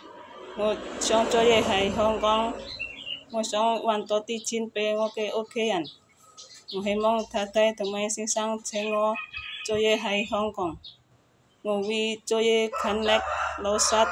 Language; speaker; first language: Cantonese; non-native, learner; Indonesian